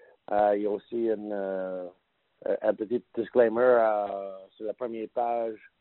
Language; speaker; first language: French; non-native, learner; English